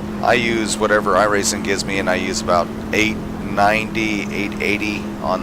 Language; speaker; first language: English; native; English